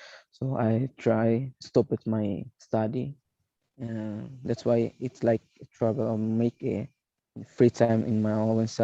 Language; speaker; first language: English; non-native, learner; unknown